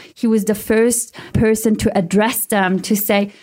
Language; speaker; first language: English; early bilingual, heritage; German